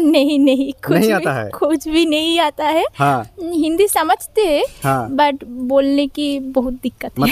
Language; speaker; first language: Hindi; non-native, local second language; Bangla